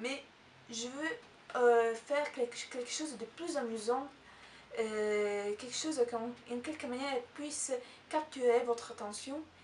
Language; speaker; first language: French; non-native, fluent; Italian